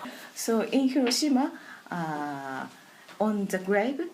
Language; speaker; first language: English; non-native, learner; Japanese